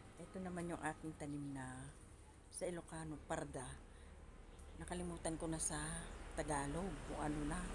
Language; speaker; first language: Filipino; non-native, local second language; Iloko